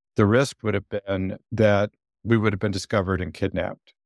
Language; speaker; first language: English; native; English